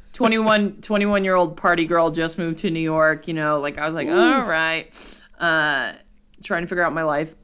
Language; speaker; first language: English; native; English